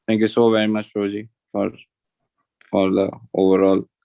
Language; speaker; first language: English; non-native, local second language; Hindi